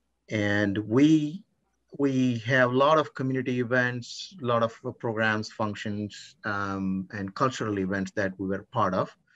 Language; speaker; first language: English; non-native, local second language; Kannada